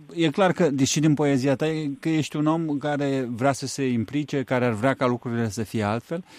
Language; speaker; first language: Romanian; native; Romanian